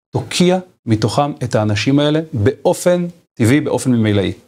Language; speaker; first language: Hebrew; native; Hebrew